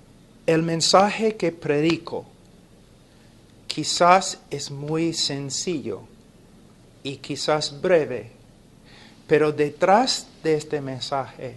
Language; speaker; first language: Spanish; non-native, fluent; English